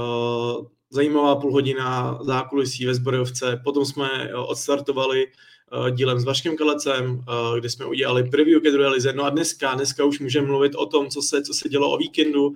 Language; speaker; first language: Czech; native; Czech